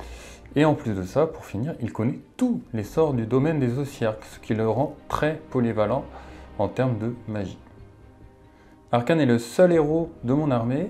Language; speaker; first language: French; native; French